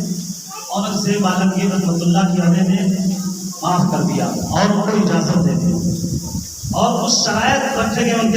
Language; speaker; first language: Urdu; native; Urdu